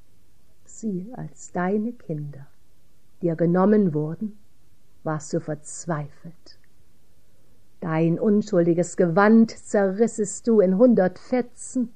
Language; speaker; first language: German; native; German